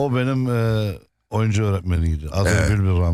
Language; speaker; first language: Turkish; early bilingual, heritage; Turkish